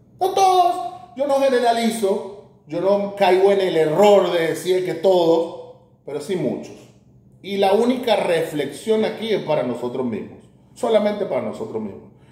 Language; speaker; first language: Spanish; native; Spanish